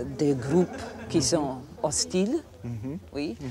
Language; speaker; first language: French; non-native, fluent; Croatian